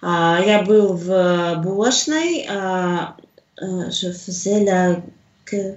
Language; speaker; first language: French; non-native, learner; Russian